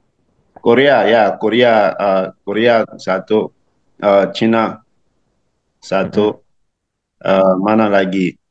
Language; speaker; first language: Indonesian; non-native, learner; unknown